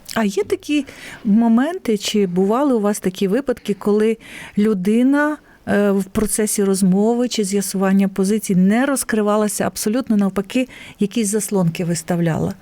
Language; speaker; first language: Ukrainian; native; Ukrainian